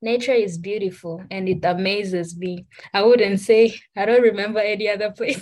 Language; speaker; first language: English; non-native, local second language; Kinyarwanda